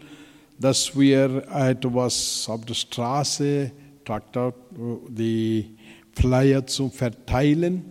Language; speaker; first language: German; non-native, fluent; Telugu